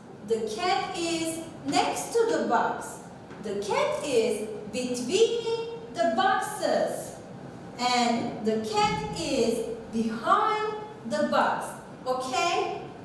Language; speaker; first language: English; non-native, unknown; Turkish